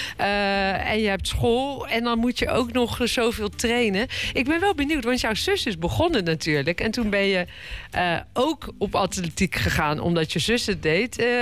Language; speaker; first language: Dutch; native; Dutch